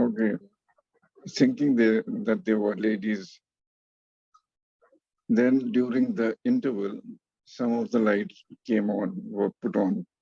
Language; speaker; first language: English; non-native, fluent; Hindi